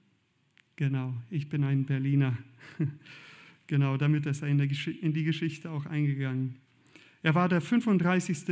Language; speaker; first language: German; native; German